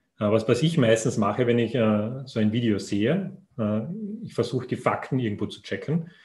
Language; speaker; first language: German; native; German